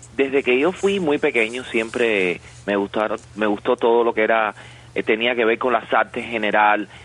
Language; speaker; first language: Spanish; native; Spanish